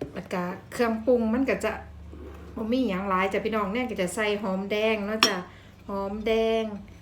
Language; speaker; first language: Thai; native; Thai